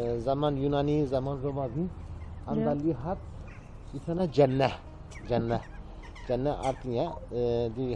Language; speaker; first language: Indonesian; non-native, learner; Turkish